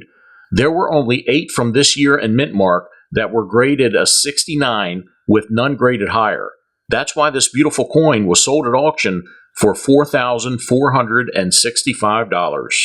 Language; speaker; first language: English; native; English